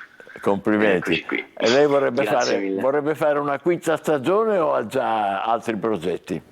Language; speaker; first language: Italian; native; Italian